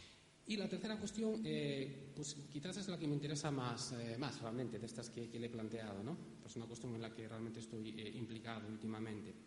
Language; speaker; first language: Spanish; native; Spanish